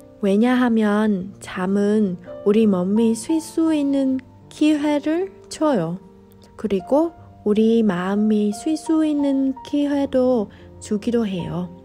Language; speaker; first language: Korean; non-native, fluent; Vietnamese